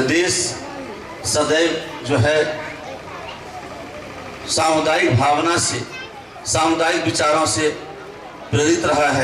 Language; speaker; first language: Hindi; native; Hindi